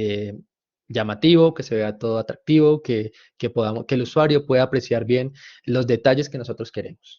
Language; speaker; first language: Spanish; native; Spanish